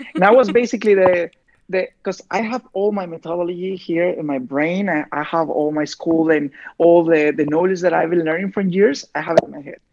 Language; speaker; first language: English; non-native, fluent; Spanish